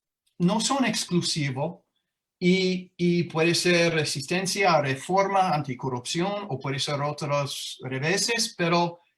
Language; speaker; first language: Spanish; non-native, fluent; English